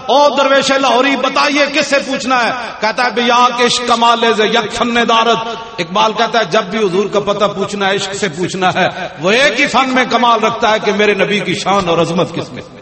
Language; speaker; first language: Urdu; non-native, local second language; Punjabi